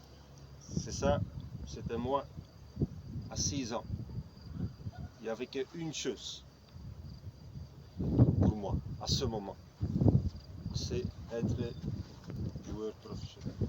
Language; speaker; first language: French; non-native, fluent; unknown